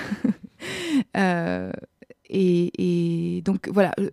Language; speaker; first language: French; non-native, fluent; German